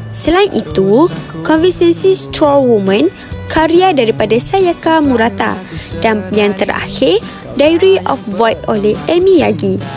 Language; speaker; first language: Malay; native; Malay